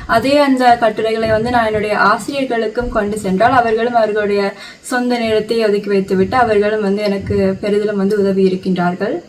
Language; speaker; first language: Tamil; early bilingual, heritage; Tamil